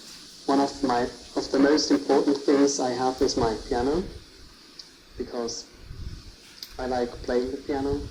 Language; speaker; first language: English; non-native, fluent; Swiss German